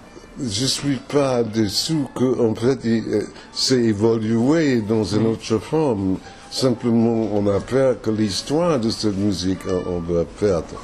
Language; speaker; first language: French; non-native, fluent; English